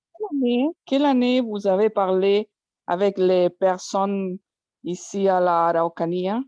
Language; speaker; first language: French; non-native, learner; Spanish